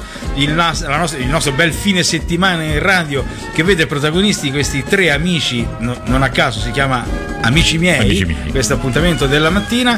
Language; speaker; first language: Italian; native; Italian